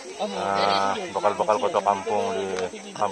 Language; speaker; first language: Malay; non-native, local second language; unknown